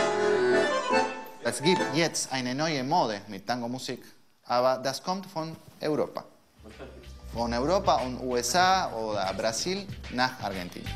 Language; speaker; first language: German; non-native, learner; Spanish